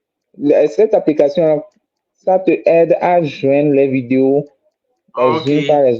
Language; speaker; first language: French; non-native, fluent; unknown